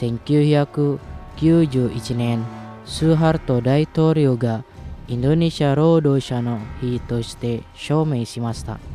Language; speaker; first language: Japanese; non-native, fluent; Indonesian